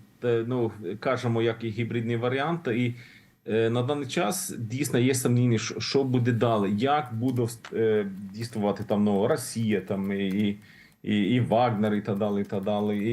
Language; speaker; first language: Ukrainian; non-native, learner; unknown